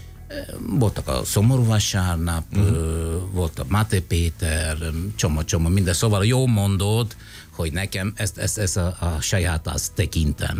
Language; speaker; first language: Hungarian; non-native, fluent; Italian